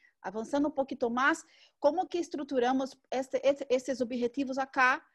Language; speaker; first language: Portuguese; non-native, fluent; Spanish